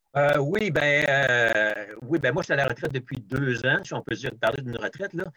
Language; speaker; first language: French; native; French